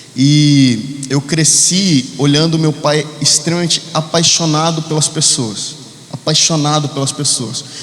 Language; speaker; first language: Portuguese; early bilingual, heritage; Spanish